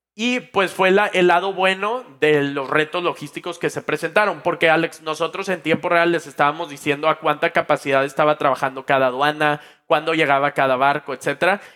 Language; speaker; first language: Spanish; native; Spanish